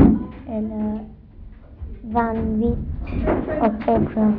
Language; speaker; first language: French; non-native, learner; English